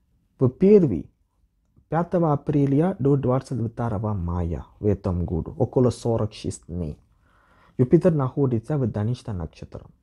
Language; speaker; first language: Russian; non-native, learner; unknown